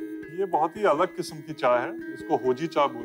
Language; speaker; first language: Hindi; native; Hindi